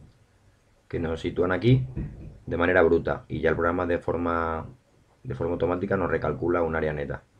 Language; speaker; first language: Spanish; native; Spanish